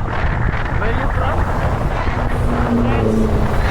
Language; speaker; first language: English; non-native, learner; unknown